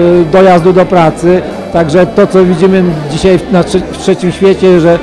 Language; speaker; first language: Polish; native; Polish